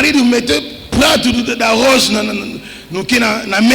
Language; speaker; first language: Portuguese; non-native, learner; Lingala